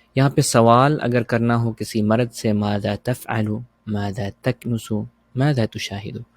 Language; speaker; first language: Urdu; native; Urdu